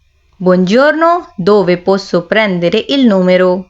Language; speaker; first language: Italian; non-native, fluent; Urdu